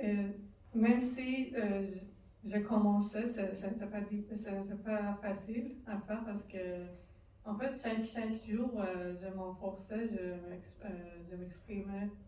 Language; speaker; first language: French; non-native, learner; Persian